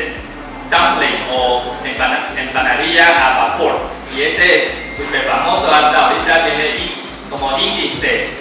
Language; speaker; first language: Spanish; non-native, fluent; Chinese